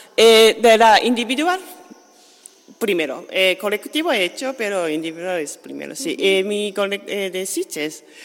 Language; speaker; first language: Spanish; non-native, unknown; Japanese